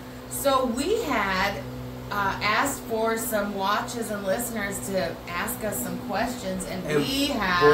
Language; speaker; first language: English; native; English